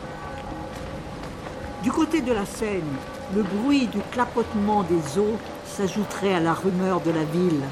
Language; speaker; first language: French; native; French